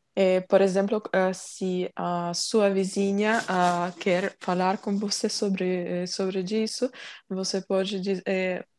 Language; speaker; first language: Portuguese; non-native, learner; Ukrainian